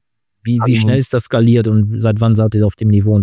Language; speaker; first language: German; native; German